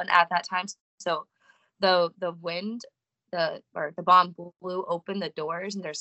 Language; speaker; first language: English; native; English